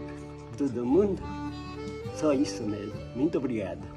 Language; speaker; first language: Portuguese; non-native, learner; Japanese